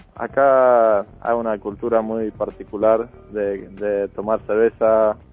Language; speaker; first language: Spanish; non-native, fluent; Norwegian